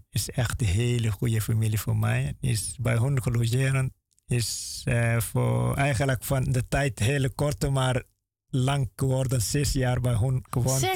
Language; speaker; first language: Dutch; non-native, learner; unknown